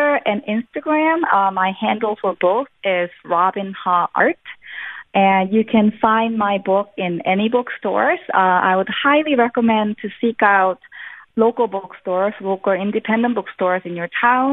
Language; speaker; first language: English; non-native, fluent; Korean